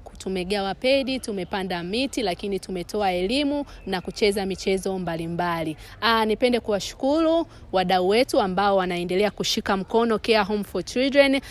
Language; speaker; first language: Swahili; native; Swahili